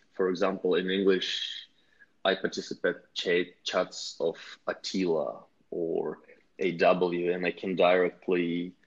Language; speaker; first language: English; non-native, fluent; Russian